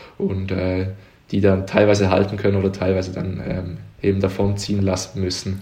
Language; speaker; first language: German; native; German